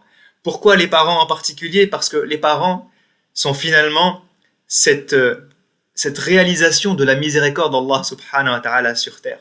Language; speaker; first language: French; native; French